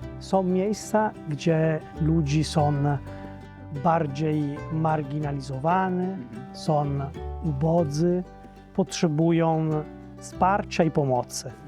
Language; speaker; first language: Polish; non-native, fluent; Italian